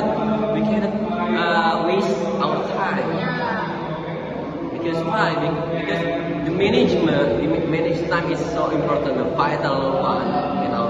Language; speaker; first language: English; non-native, learner; Indonesian